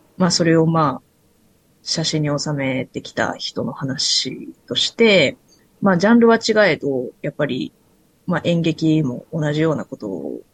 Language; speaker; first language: Japanese; native; Japanese